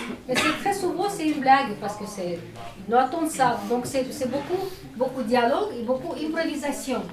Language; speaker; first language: French; non-native, learner; Russian